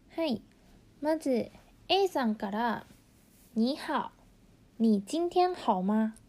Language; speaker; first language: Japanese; non-native, fluent; Chinese